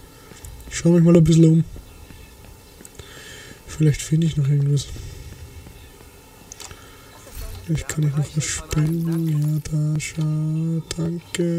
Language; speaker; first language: German; native; German